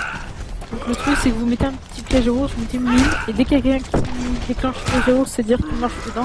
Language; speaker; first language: French; native; French